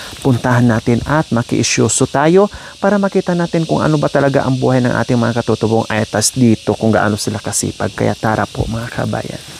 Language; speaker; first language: Filipino; non-native, local second language; Cebuano